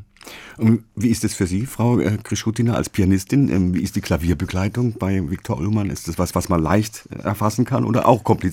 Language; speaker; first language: German; native; German